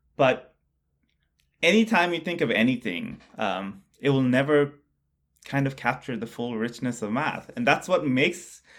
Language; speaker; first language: English; non-native, local second language; Bangla